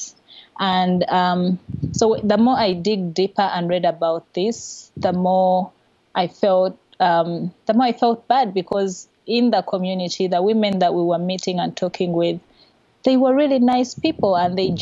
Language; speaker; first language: English; non-native, local second language; Ganda